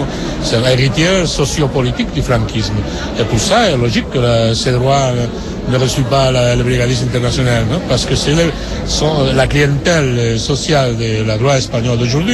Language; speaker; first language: French; non-native, fluent; Spanish